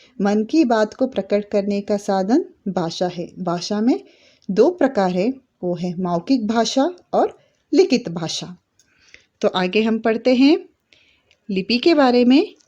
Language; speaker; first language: Hindi; non-native, local second language; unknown